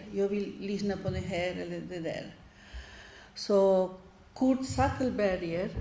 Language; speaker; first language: Swedish; non-native, fluent; Spanish